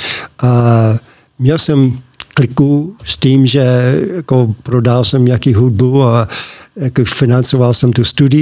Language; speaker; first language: Czech; non-native, learner; English